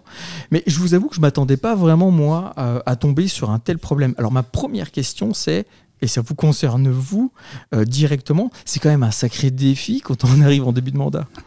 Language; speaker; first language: French; native; French